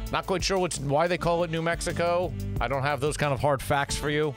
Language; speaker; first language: English; native; English